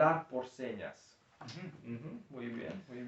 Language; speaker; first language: Spanish; non-native, fluent; Hungarian